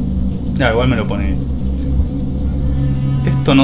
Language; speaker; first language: Spanish; native; Spanish